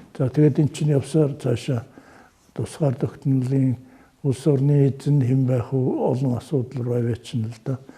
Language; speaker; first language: Mongolian; native; Mongolian